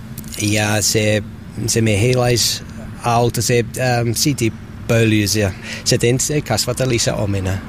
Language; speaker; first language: Finnish; non-native, learner; English